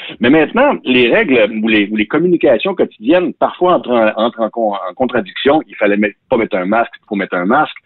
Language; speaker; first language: French; native; French